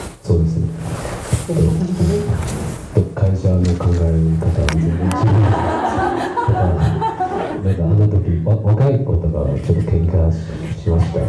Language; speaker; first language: Japanese; non-native, learner; Chinese